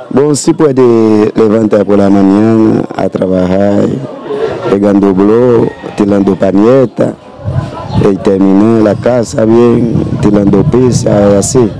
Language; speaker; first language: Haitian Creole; early bilingual, heritage; Haitian Creole